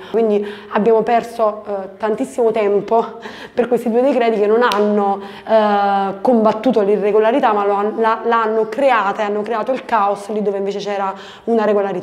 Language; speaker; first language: Italian; native; Italian